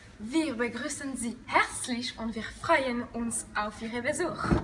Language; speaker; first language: German; non-native, local second language; French